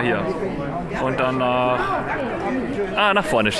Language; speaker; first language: German; native; German